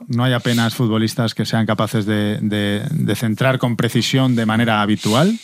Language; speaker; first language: Spanish; native; Spanish